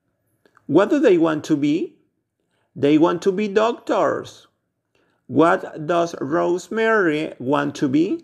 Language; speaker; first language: English; non-native, fluent; Spanish